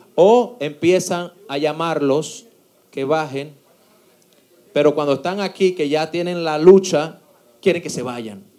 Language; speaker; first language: Spanish; native; Spanish